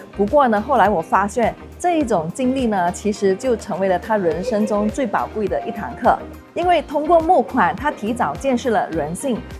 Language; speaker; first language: Chinese; native; Chinese